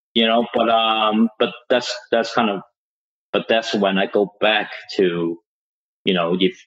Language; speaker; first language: English; non-native, local second language; Cantonese